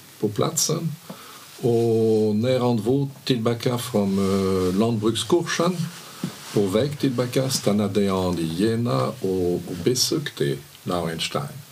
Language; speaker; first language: Swedish; non-native, fluent; French